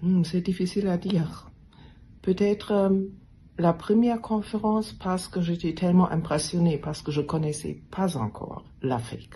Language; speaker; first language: French; non-native, fluent; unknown